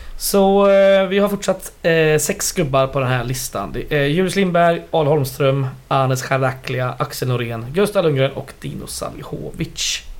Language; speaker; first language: Swedish; native; Swedish